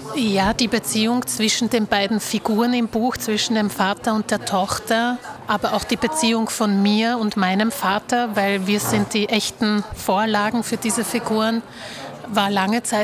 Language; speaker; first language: German; early bilingual, other home language; Slovak